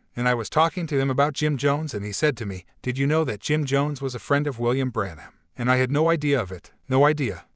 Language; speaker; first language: English; non-native, fluent; Portuguese